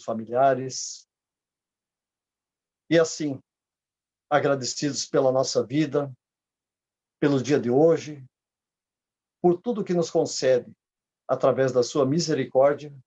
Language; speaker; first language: Portuguese; native; Portuguese